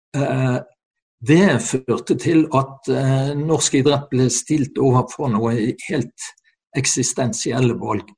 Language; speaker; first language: Norwegian; native; Norwegian